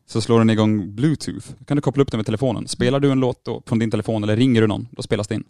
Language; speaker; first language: Swedish; native; Swedish